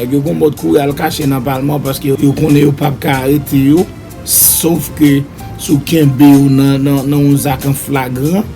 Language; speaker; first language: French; non-native, local second language; Haitian Creole